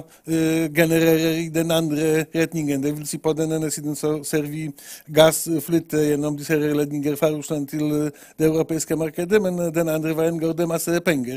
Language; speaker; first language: Norwegian; non-native, fluent; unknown